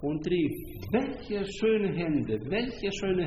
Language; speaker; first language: German; non-native, fluent; Hungarian